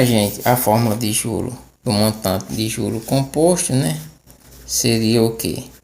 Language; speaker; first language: Portuguese; native; Portuguese